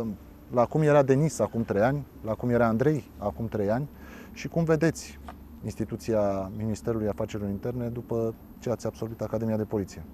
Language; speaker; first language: Romanian; native; Romanian